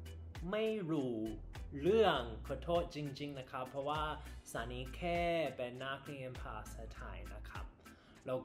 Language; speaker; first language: Thai; non-native, learner; English